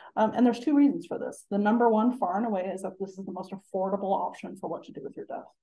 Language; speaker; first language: English; native; English